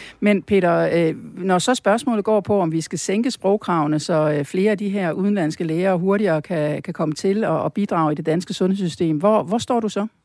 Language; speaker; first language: Danish; native; Danish